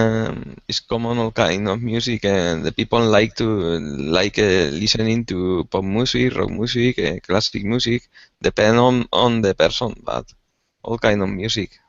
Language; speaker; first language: English; non-native, learner; Spanish